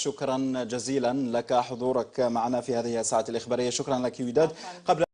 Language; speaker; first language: Arabic; native; Arabic